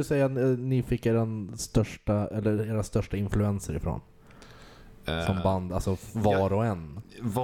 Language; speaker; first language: Swedish; native; Swedish